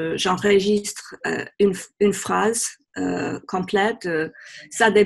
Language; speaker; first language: French; non-native, fluent; English